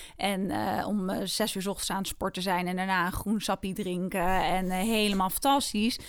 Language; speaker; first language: Dutch; native; Dutch